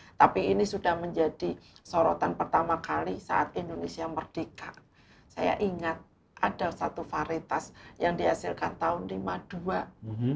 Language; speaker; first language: Indonesian; native; Indonesian